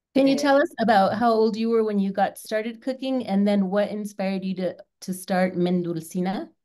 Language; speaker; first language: English; native; English